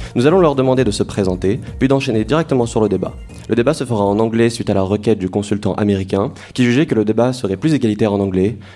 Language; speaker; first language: French; native; French